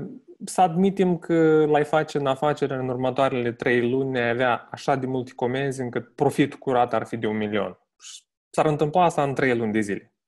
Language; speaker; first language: Romanian; native; Romanian